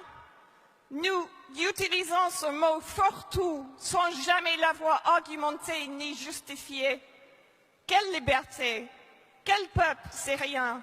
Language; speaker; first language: French; non-native, fluent; English